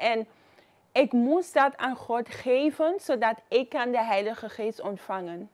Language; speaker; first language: Dutch; non-native, fluent; Papiamento